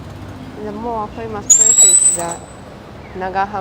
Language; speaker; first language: English; non-native, learner; Japanese